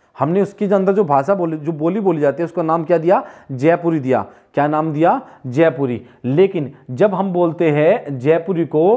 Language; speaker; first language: Hindi; native; Hindi